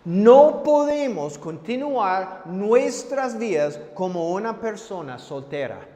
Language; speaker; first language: Spanish; non-native, fluent; English